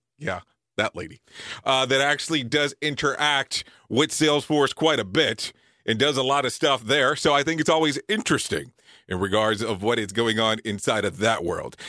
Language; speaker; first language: English; native; English